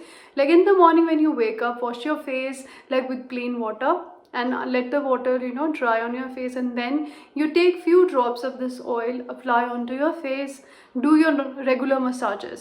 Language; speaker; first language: English; non-native, local second language; Hindi